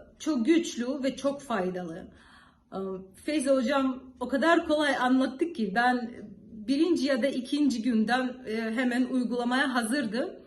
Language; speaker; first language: Turkish; non-native, learner; Georgian